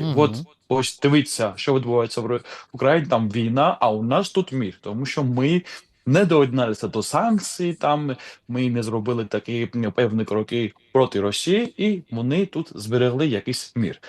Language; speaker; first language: Ukrainian; non-native, fluent; Georgian